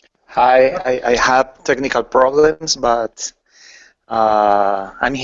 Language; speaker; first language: English; non-native, learner; Spanish